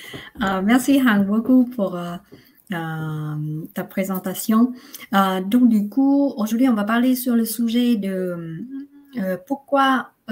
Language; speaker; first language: French; non-native, fluent; Vietnamese